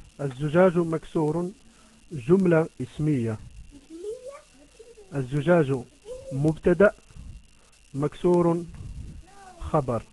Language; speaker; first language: Arabic; non-native, learner; Dutch